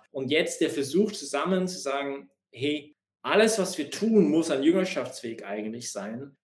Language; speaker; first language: German; non-native, fluent; English